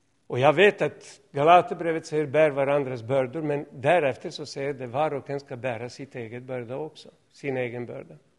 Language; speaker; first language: Swedish; non-native, fluent; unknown